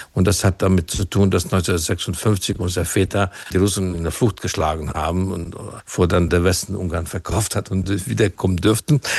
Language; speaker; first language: German; non-native, fluent; Hungarian